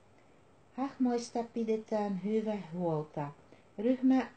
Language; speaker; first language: Finnish; non-native, learner; Dutch